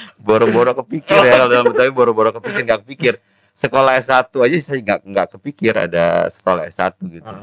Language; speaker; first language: Indonesian; native; Indonesian